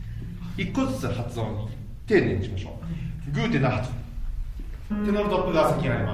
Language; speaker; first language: Japanese; native; Japanese